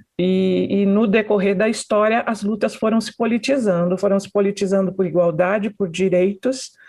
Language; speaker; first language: Portuguese; native; Portuguese